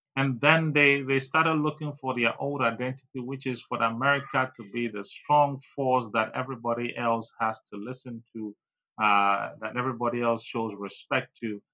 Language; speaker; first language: English; non-native, local second language; Ewe